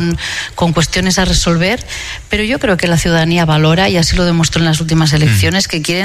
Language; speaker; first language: Spanish; non-native, local second language; Catalan